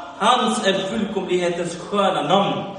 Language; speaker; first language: Swedish; early bilingual, other home language; Arabic